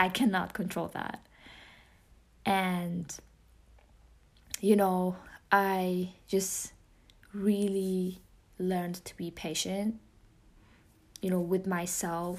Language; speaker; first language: English; non-native, fluent; Persian